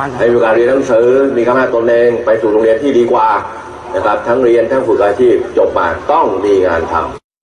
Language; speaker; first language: Thai; native; Thai